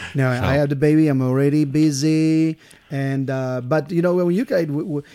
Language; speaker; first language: English; non-native, fluent; French